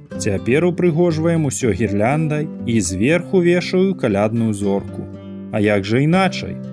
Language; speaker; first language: Belarusian; native; Belarusian